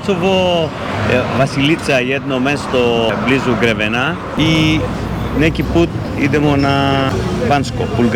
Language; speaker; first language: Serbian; non-native, learner; Greek